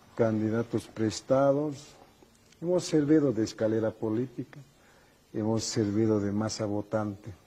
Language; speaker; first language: Spanish; native; Spanish